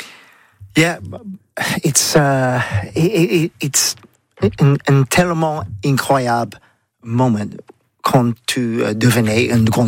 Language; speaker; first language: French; non-native, learner; English